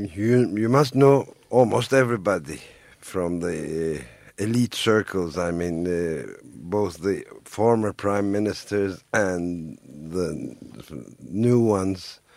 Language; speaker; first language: English; non-native, fluent; Turkish